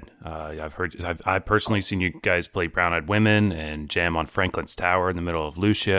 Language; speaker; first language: English; native; English